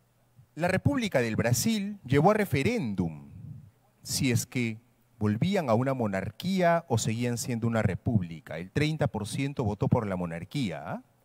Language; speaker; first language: Spanish; native; Spanish